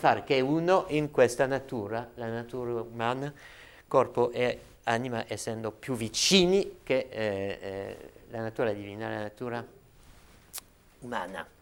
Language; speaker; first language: Italian; non-native, fluent; French